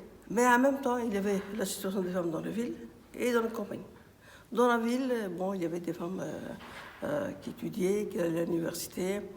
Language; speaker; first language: French; non-native, fluent; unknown